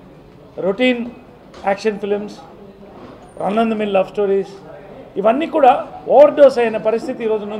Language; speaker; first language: Telugu; native; Telugu